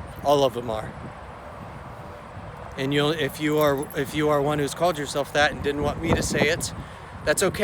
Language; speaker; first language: English; native; English